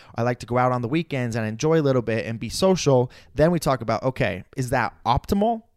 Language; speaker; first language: English; native; English